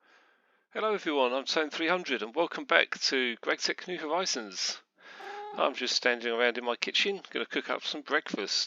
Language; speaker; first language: English; native; English